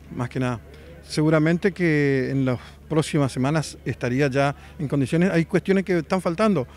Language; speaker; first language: Spanish; native; Spanish